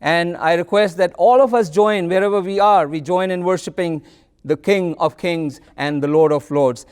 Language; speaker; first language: English; non-native, local second language; Malayalam